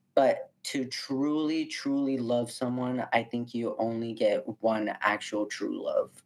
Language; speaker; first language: English; early bilingual, other home language; Spanish